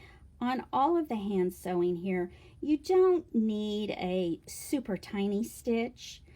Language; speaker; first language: English; native; English